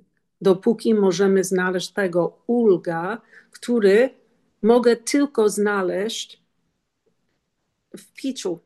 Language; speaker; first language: Polish; non-native, learner; English